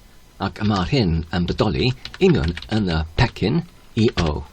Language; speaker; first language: Welsh; non-native, learner; Polish